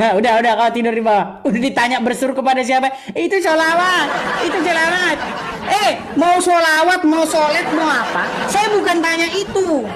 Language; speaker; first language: Indonesian; native; Indonesian